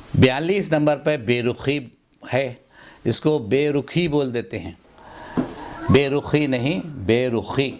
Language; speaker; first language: Hindi; native; Hindi